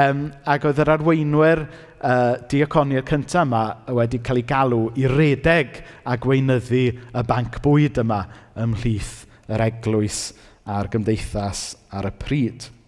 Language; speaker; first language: Welsh; native; Welsh